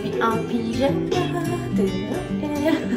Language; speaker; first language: French; native; French